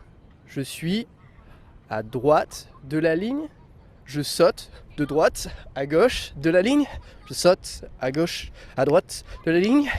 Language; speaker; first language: French; native; French